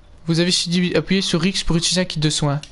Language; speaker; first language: French; native; French